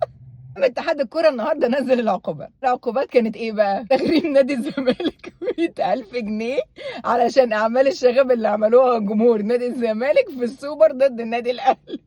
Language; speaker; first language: Arabic; native; Arabic